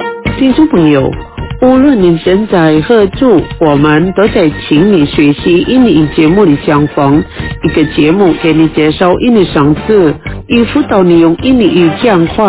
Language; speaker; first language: Chinese; early bilingual, heritage; Chinese